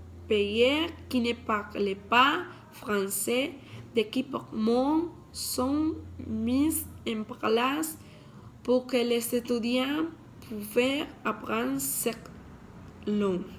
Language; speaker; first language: French; non-native, learner; Spanish